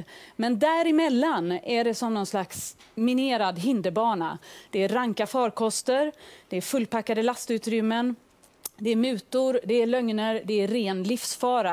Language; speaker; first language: Swedish; native; Swedish